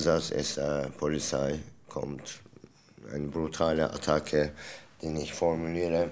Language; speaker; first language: German; non-native, fluent; Turkish